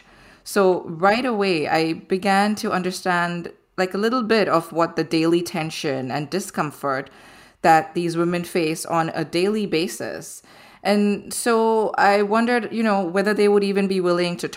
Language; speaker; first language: English; non-native, local second language; Gujarati